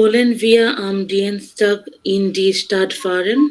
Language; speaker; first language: German; non-native, learner; Bangla